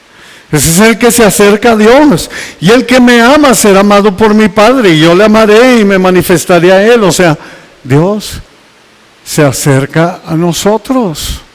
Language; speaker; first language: Spanish; native; Spanish